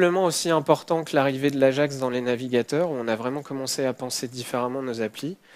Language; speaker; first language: French; native; French